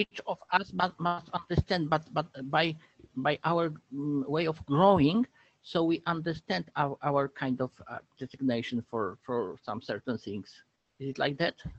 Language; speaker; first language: English; non-native, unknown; Polish